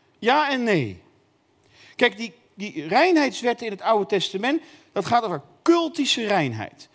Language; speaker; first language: Dutch; native; Dutch